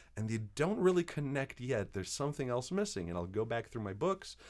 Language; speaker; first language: English; native; English